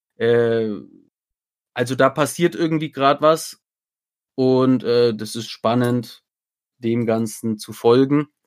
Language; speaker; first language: German; native; German